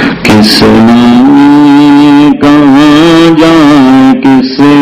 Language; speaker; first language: Urdu; native; Urdu